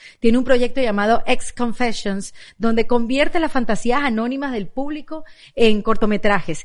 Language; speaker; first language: Spanish; native; Spanish